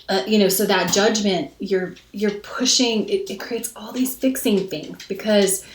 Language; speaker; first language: English; native; English